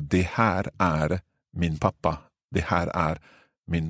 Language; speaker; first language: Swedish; non-native, learner; English